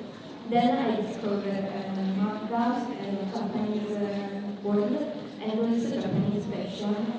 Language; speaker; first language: English; non-native, learner; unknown